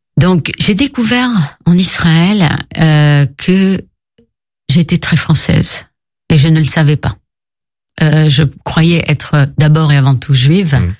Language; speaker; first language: French; native; French